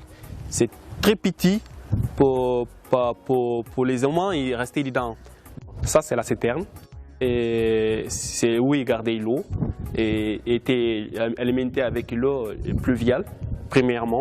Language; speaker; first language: French; non-native, fluent; Kabuverdianu